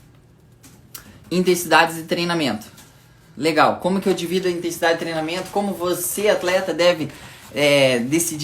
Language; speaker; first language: Portuguese; native; Portuguese